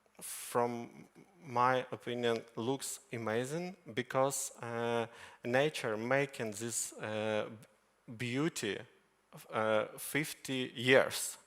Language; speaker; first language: English; non-native, learner; Ukrainian